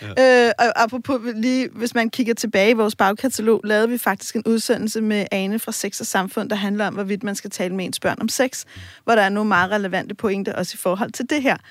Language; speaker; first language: Danish; native; Danish